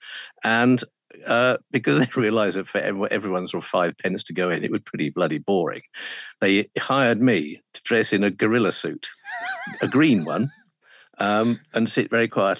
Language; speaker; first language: English; native; English